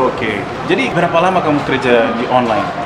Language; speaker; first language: Indonesian; non-native, fluent; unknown